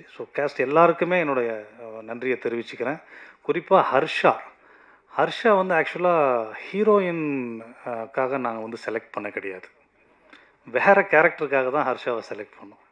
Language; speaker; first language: Tamil; native; Tamil